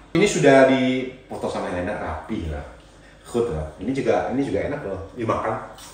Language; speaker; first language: Indonesian; native; Indonesian